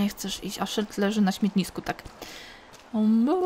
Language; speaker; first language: Polish; native; Polish